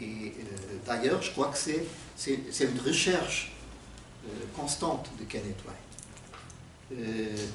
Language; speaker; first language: French; non-native, fluent; Portuguese